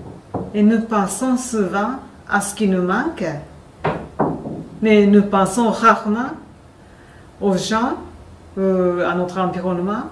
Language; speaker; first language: French; non-native, fluent; Japanese